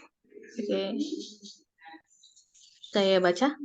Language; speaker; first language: Indonesian; non-native, learner; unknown